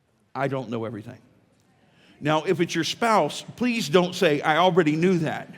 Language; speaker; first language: English; native; English